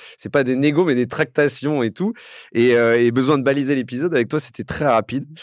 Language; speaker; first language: French; native; French